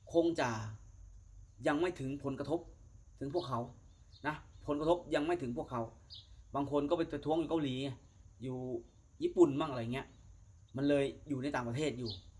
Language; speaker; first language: Thai; native; Thai